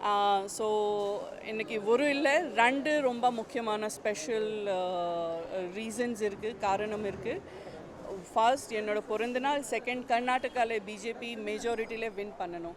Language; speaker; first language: Tamil; non-native, fluent; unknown